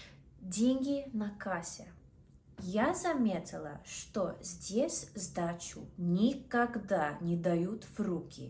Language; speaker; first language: Russian; non-native, fluent; English